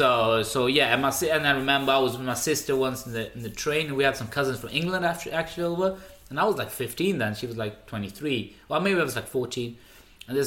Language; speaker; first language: English; non-native, fluent; Swedish